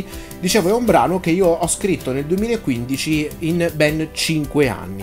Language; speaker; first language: Italian; native; Italian